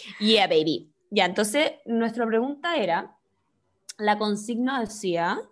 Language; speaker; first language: Spanish; native; Spanish